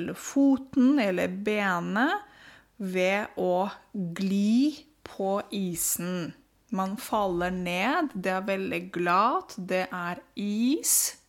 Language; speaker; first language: Norwegian; non-native, fluent; Romanian